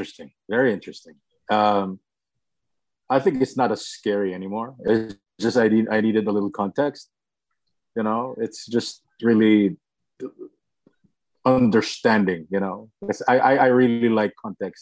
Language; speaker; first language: English; non-native, local second language; Cebuano